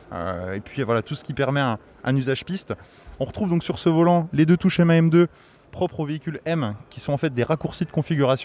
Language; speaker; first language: French; native; French